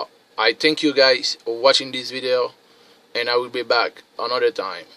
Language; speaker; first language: English; non-native, fluent; Haitian Creole